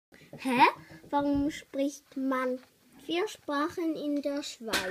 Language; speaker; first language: German; non-native, learner; Thai